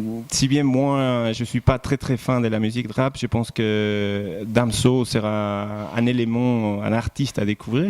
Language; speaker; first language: French; non-native, fluent; Spanish